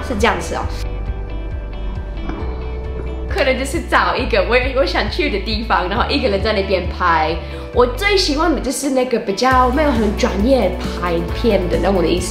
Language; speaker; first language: Chinese; non-native, fluent; English